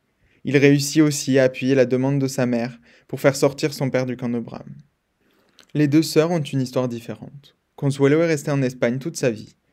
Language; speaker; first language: French; native; French